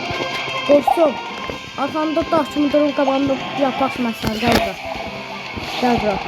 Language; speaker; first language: Turkish; non-native, learner; Azerbaijani